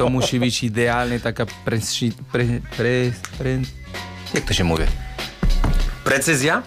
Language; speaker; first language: Polish; non-native, learner; Spanish